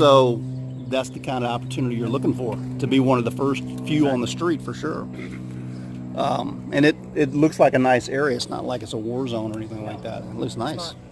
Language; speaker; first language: English; native; English